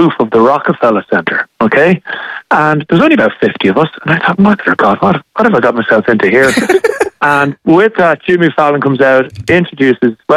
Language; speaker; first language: English; native; English